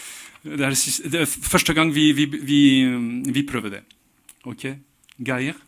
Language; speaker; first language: Norwegian; non-native, fluent; French